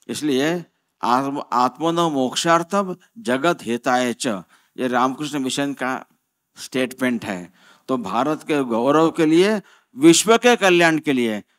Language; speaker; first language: Hindi; non-native, local second language; Marathi